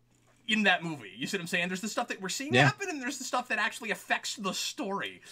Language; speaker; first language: English; native; English